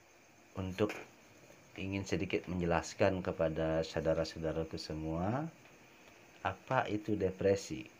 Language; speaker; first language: Indonesian; native; Indonesian